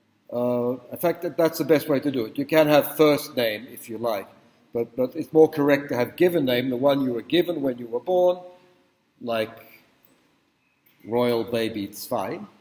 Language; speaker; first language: English; native; English